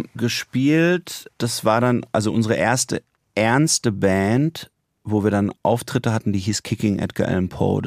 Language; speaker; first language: German; native; German